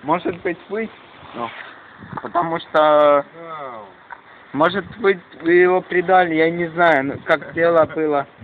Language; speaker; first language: Russian; non-native, learner; Estonian